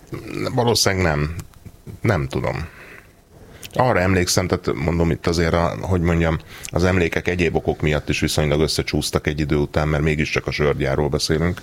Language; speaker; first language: Hungarian; native; Hungarian